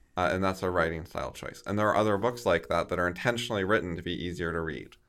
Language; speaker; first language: English; native; English